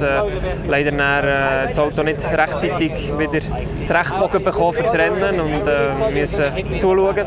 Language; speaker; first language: German; native; German